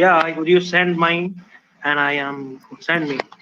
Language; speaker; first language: English; non-native, learner; Punjabi